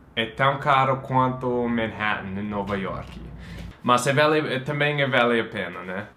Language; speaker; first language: Portuguese; non-native, fluent; English